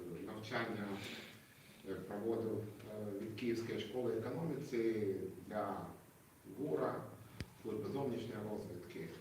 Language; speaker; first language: Ukrainian; non-native, local second language; Russian